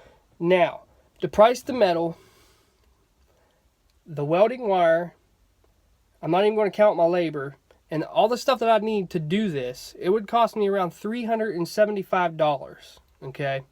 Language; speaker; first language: English; native; English